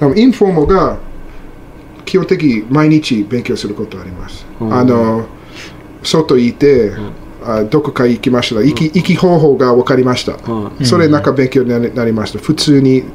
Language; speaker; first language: Japanese; non-native, learner; English